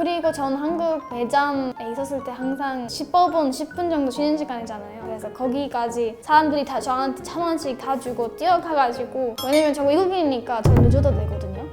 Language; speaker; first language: Korean; non-native, fluent; English